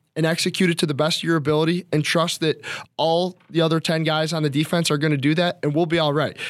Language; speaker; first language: English; native; English